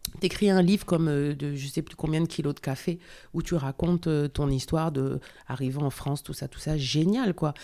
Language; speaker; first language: French; native; French